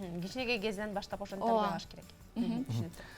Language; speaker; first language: Kyrgyz; native; Kyrgyz